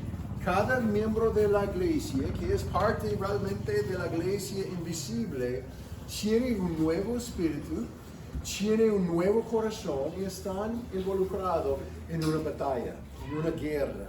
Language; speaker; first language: Spanish; non-native, fluent; English